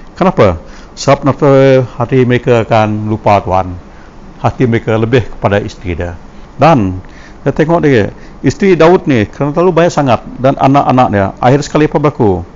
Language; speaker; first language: Malay; non-native, local second language; Iban